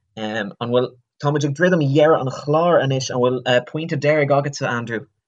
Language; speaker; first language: Irish; non-native, local second language; English